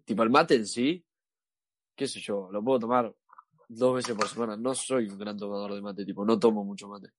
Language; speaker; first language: Spanish; native; Spanish